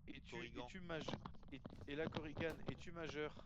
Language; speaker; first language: French; native; French